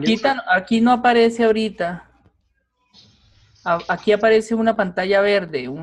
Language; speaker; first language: Spanish; native; Spanish